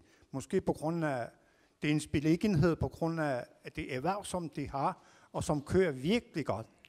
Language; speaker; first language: Danish; non-native, local second language; Kalaallisut